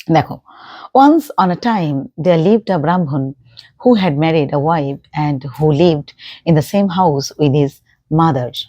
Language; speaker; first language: English; non-native, local second language; Bangla